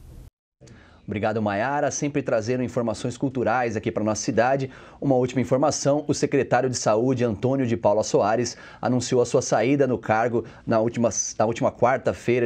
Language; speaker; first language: Portuguese; native; Portuguese